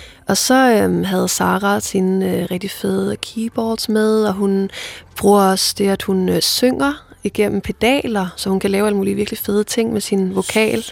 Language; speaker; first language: Danish; non-native, local second language; Faroese